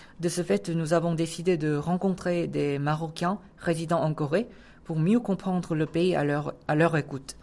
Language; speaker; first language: French; non-native, fluent; Korean